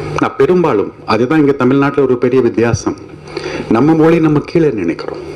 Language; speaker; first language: Tamil; non-native, fluent; Hindi